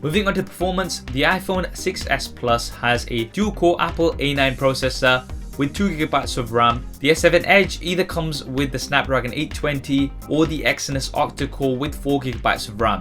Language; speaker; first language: English; native; English